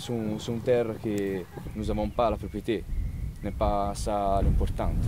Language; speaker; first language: French; non-native, learner; Italian